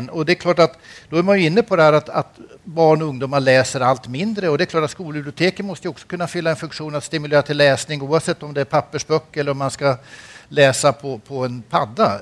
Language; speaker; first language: Swedish; native; Swedish